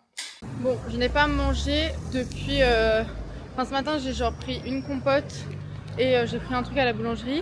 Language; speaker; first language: French; native; French